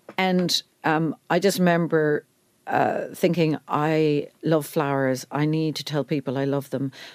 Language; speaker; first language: English; native; English